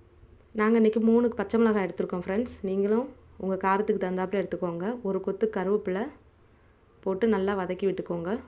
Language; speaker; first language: Tamil; native; Tamil